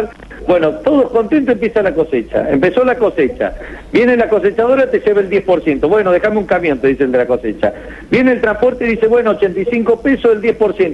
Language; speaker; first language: Spanish; native; Spanish